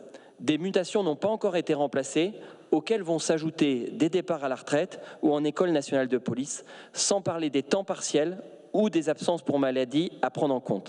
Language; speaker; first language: French; native; French